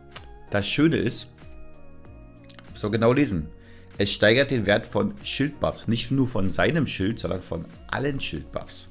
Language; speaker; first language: German; native; German